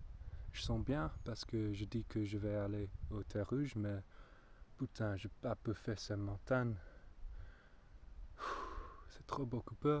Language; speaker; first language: French; non-native, learner; English